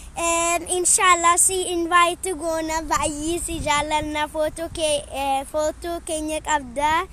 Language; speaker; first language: Oromo; early bilingual, heritage; Oromo